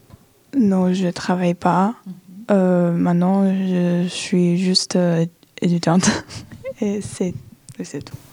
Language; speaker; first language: French; non-native, fluent; Chinese